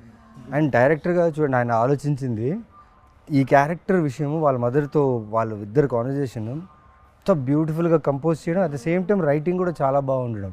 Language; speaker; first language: Telugu; native; Telugu